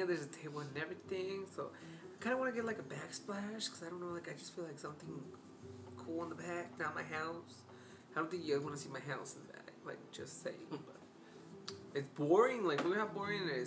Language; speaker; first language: English; early bilingual, other home language; Spanish